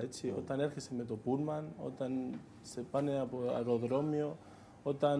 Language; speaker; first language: Greek; non-native, fluent; Spanish